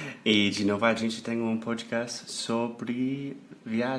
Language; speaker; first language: Portuguese; non-native, fluent; English